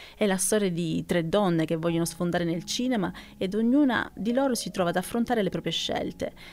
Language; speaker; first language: Italian; native; Italian